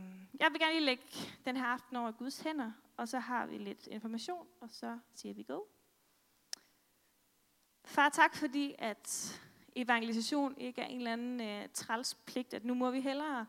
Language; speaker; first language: Danish; native; Danish